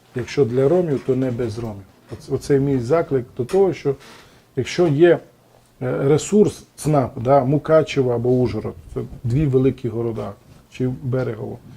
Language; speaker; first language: Ukrainian; non-native, local second language; Romany